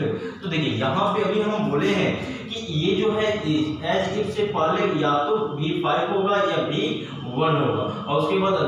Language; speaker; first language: Hindi; native; Hindi